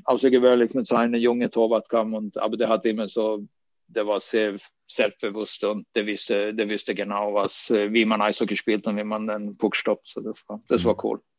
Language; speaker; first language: German; non-native, fluent; Swedish